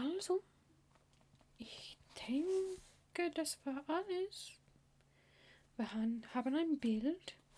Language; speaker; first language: German; non-native, learner; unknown